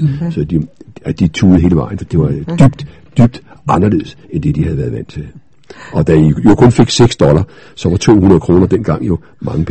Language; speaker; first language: Danish; native; Danish